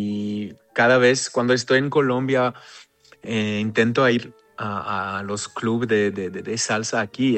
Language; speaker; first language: Spanish; non-native, fluent; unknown